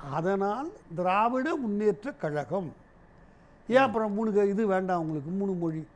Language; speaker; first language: Tamil; native; Tamil